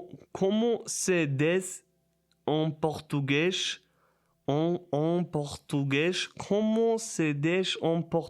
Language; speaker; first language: Portuguese; non-native, learner; German